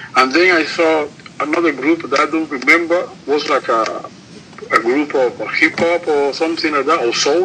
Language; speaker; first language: English; non-native, learner; Spanish